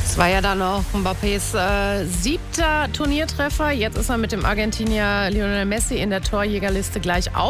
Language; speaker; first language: German; native; German